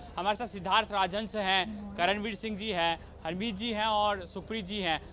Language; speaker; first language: Hindi; native; Hindi